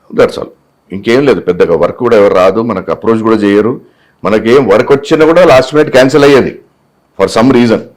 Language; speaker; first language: Telugu; non-native, local second language; Hindi